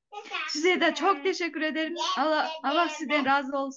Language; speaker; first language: Turkish; non-native, learner; Kyrgyz